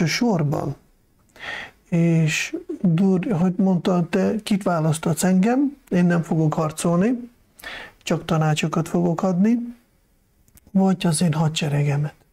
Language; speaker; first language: Hungarian; non-native, fluent; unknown